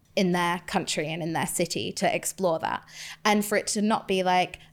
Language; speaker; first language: English; native; English